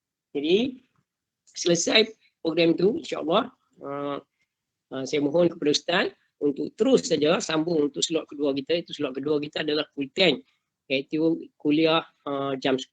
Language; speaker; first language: Malay; native; Malay